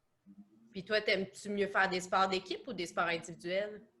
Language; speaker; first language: French; native; French